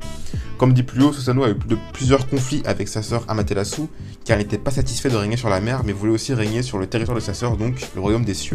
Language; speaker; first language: French; native; French